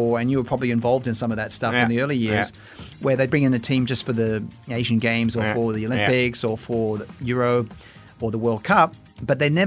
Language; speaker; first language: English; native; English